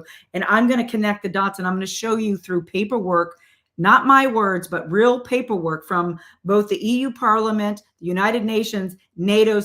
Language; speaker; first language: English; native; English